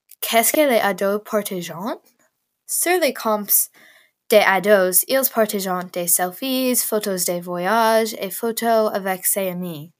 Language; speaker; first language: French; non-native, learner; English